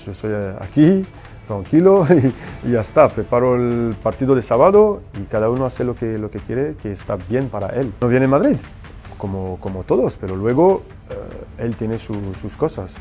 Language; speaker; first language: Spanish; non-native, fluent; French